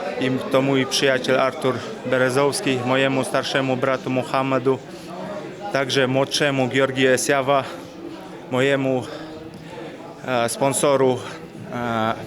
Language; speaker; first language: Polish; non-native, fluent; Chechen